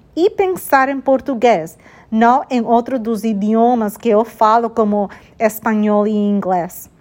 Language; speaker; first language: Portuguese; non-native, fluent; English